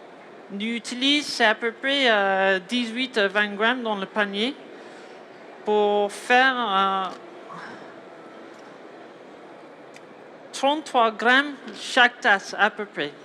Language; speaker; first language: French; non-native, learner; English